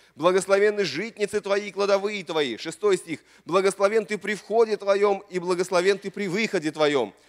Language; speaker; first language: Russian; native; Russian